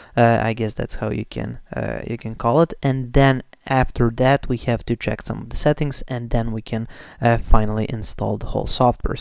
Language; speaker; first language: English; non-native, fluent; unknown